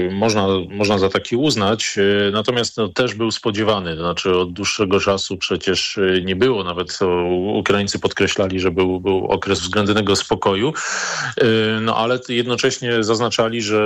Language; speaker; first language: Polish; native; Polish